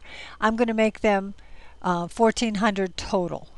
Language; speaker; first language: English; native; English